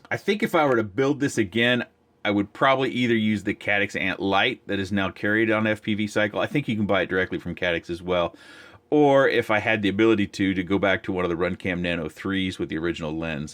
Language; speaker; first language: English; native; English